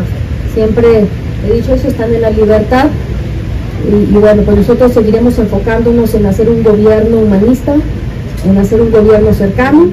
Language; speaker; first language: Spanish; native; Spanish